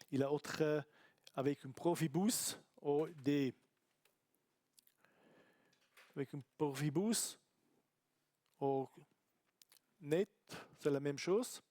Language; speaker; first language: French; non-native, learner; Italian